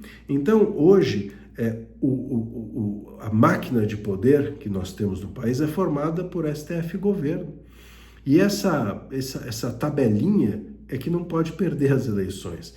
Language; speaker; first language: Portuguese; native; Portuguese